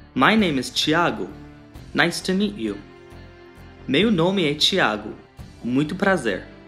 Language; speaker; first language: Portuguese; non-native, fluent; English